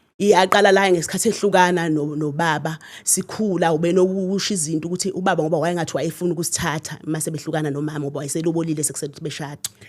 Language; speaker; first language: Zulu; native; Zulu